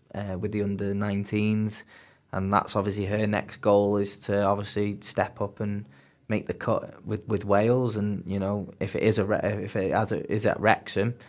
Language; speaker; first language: English; native; English